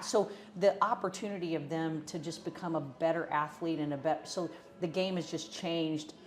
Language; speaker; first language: English; native; English